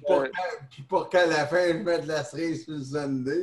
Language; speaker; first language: French; native; French